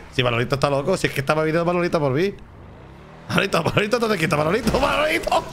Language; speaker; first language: Spanish; native; Spanish